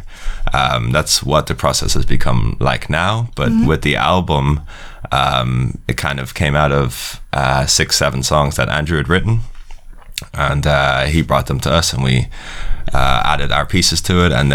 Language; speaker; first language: English; native; English